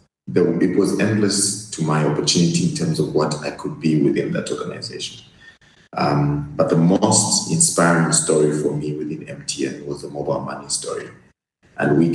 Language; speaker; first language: English; non-native, local second language; Bemba